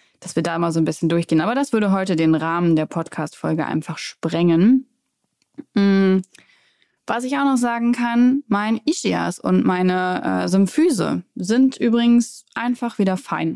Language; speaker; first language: German; native; German